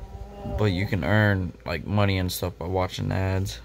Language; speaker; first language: English; native; English